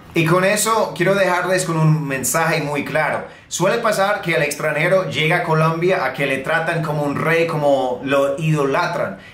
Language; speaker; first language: Spanish; non-native, fluent; English